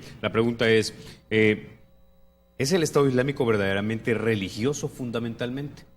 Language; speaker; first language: Spanish; native; Spanish